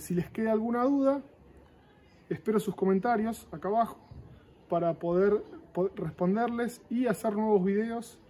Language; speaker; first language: Spanish; native; Spanish